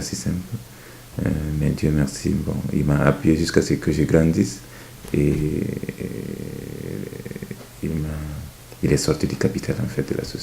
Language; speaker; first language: French; non-native, local second language; Mossi